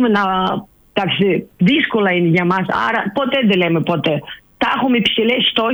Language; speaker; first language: Greek; non-native, learner; Russian